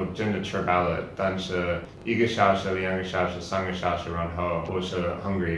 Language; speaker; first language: Chinese; non-native, learner; English